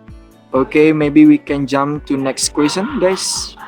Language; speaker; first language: English; non-native, learner; Indonesian